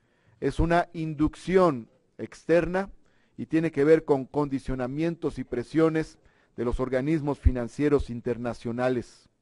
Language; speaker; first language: Spanish; native; Spanish